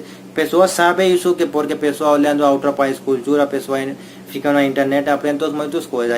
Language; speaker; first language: Portuguese; non-native, learner; Hindi